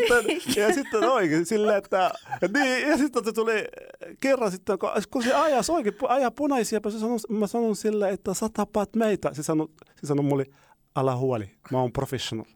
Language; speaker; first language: Finnish; non-native, fluent; Arabic